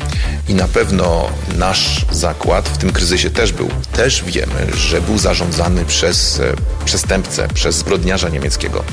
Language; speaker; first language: Polish; native; Polish